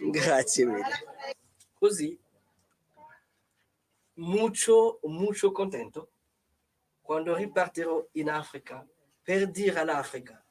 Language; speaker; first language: Italian; non-native, fluent; French